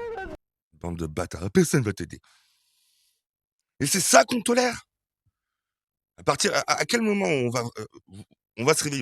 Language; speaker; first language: French; native; French